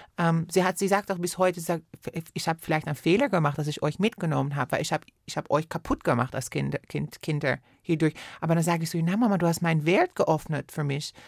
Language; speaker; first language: German; non-native, fluent; Persian